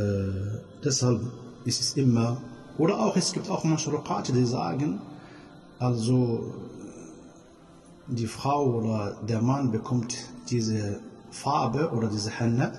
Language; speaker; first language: German; non-native, fluent; Arabic